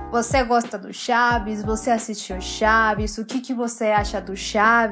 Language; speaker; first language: Portuguese; non-native, fluent; Spanish